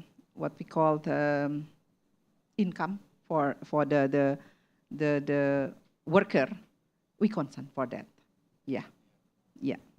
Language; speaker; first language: English; non-native, learner; Indonesian